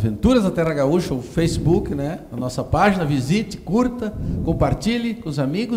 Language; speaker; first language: Portuguese; native; Portuguese